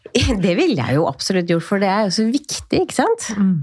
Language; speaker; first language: Norwegian; native; Norwegian